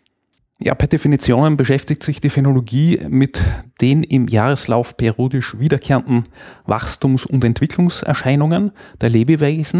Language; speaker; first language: German; native; German